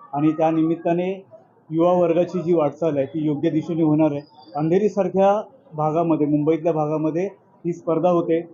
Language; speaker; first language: Marathi; native; Marathi